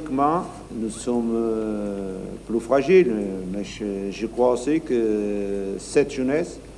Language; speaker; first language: French; non-native, learner; Portuguese